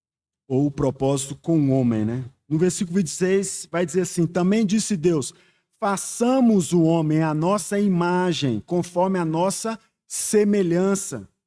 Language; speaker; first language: Portuguese; native; Portuguese